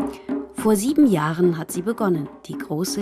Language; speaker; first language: German; native; German